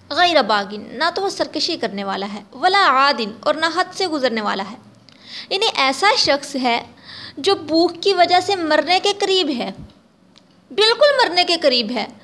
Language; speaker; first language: Urdu; native; Urdu